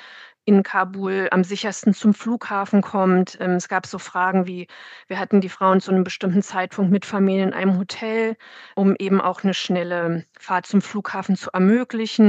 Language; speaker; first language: German; native; German